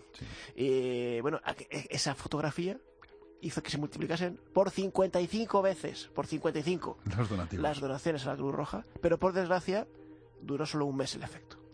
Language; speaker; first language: Spanish; native; Spanish